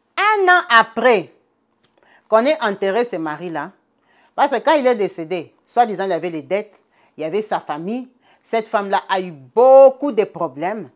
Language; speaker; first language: French; non-native, local second language; Lingala